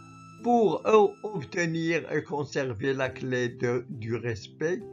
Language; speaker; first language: French; non-native, fluent; Arabic